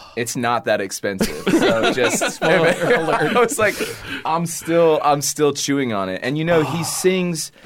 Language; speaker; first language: English; native; English